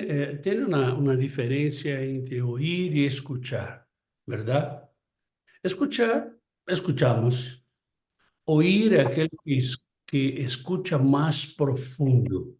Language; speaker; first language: Spanish; non-native, fluent; Portuguese